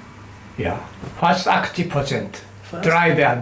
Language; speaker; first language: German; non-native, learner; Korean